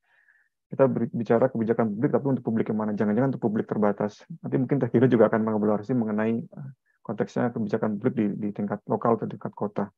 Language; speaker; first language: Indonesian; native; Indonesian